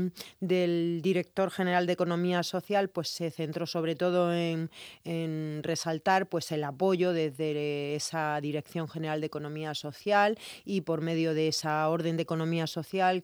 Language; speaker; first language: Spanish; native; Spanish